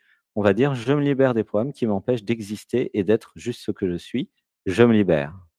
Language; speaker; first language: French; native; French